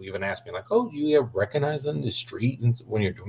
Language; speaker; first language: English; non-native, fluent; Portuguese